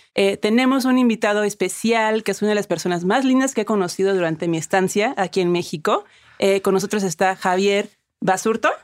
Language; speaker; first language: Spanish; early bilingual, other home language; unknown